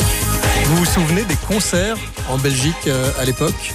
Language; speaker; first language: French; native; French